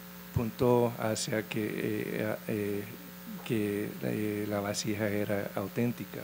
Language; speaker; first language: Spanish; non-native, fluent; English